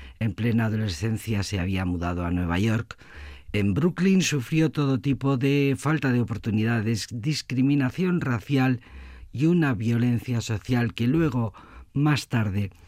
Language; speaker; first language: Spanish; native; Spanish